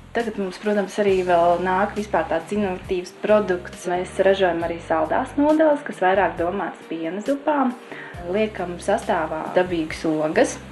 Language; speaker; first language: Latvian; native; Latvian